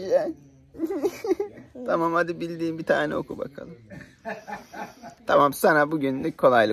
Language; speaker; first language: Turkish; native; Turkish